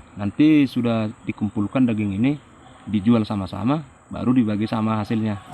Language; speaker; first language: Malay; non-native, local second language; Minangkabau